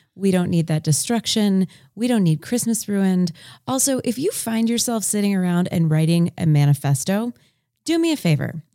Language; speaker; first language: English; native; English